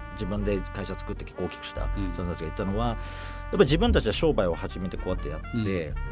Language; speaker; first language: Japanese; native; Japanese